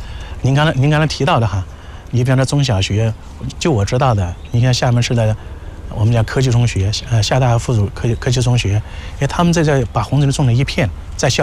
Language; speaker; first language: Chinese; native; Chinese